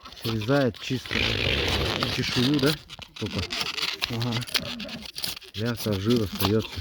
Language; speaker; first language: Russian; native; Russian